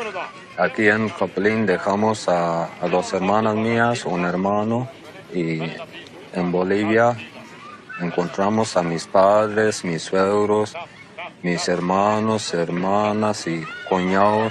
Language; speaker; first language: Spanish; non-native, local second language; Plautdietsch